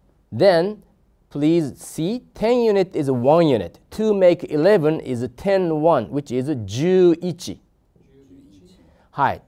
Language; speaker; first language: English; non-native, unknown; Japanese